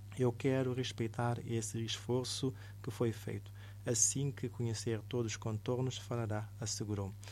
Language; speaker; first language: Portuguese; non-native, local second language; Kabuverdianu